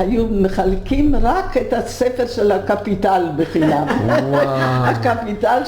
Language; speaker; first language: Hebrew; non-native, fluent; Polish